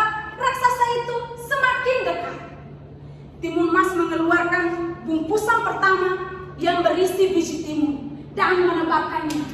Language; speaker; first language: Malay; non-native, learner; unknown